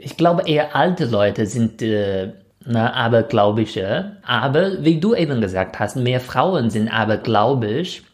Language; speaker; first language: German; non-native, fluent; Chinese